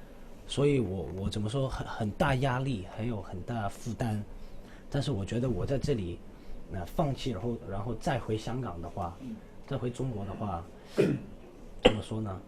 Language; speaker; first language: Chinese; non-native, local second language; Cantonese